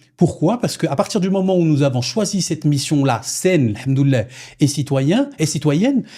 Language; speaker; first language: French; non-native, local second language; Arabic